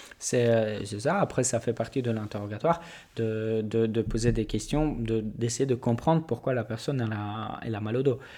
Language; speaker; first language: French; non-native, fluent; Polish